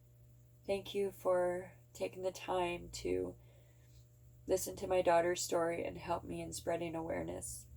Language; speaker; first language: English; native; English